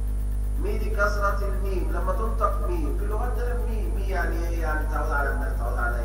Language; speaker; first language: Arabic; native; Arabic